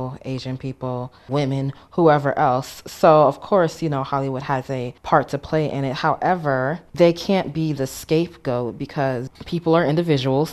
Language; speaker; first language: English; native; English